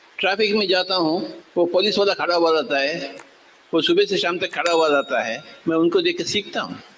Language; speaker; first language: Hindi; non-native, local second language; Telugu